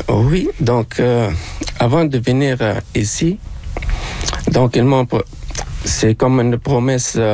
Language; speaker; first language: French; non-native, local second language; Arabic